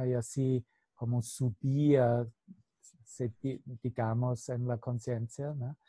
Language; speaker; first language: Spanish; non-native, fluent; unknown